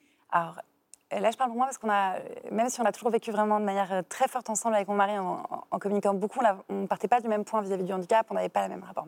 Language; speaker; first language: French; native; French